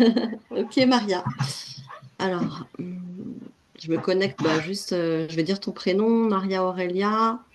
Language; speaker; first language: French; native; French